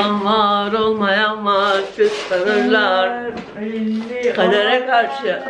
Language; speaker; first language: Turkish; native; Turkish